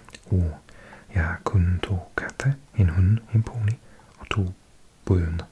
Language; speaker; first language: Danish; non-native, learner; English